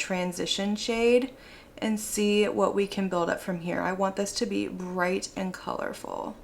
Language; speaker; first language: English; native; English